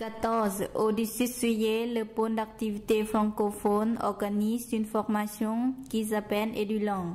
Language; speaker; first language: French; non-native, learner; Lao